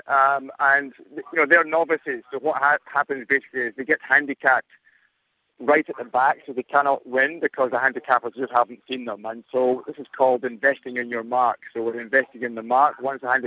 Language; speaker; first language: English; native; English